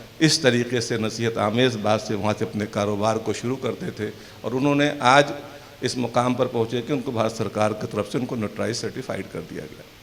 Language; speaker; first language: Urdu; native; Urdu